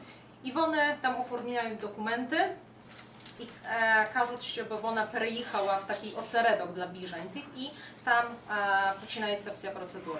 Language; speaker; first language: Ukrainian; non-native, fluent; Polish